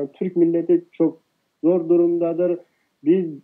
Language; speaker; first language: Turkish; non-native, fluent; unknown